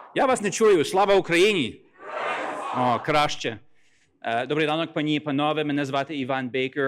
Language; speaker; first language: Ukrainian; early bilingual, other home language; English